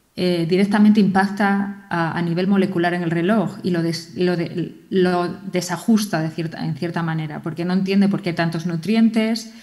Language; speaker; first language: Spanish; native; Spanish